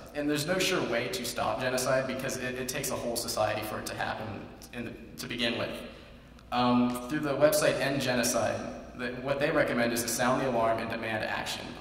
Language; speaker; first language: English; native; English